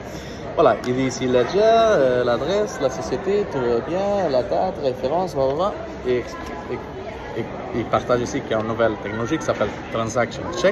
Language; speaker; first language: French; non-native, learner; Portuguese